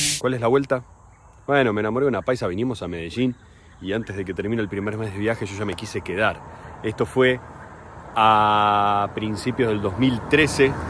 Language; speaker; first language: Spanish; native; Spanish